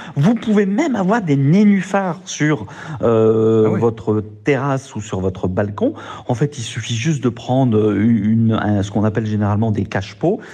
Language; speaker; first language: French; native; French